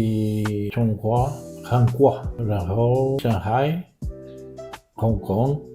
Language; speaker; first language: Chinese; non-native, learner; Portuguese